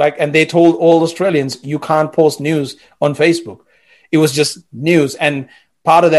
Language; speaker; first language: English; non-native, local second language; Sinhala